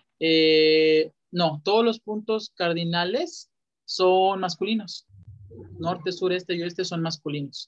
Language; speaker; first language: Spanish; native; Spanish